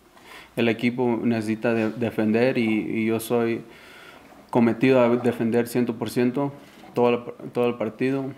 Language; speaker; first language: Spanish; early bilingual, heritage; Spanish